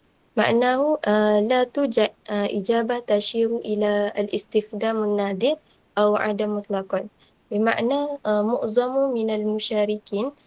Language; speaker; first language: Arabic; non-native, learner; Malay